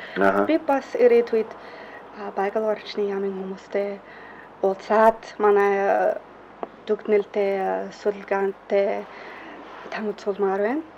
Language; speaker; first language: Mongolian; non-native, fluent; English